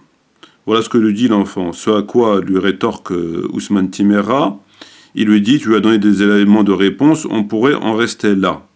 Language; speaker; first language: French; native; French